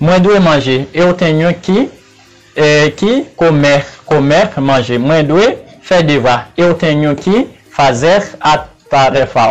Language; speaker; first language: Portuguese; non-native, fluent; Haitian Creole